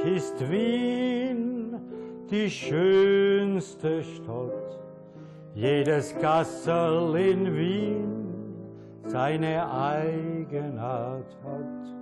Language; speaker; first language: German; native; German